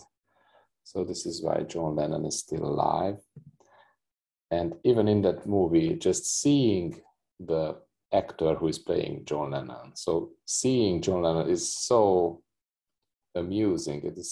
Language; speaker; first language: English; non-native, fluent; Hungarian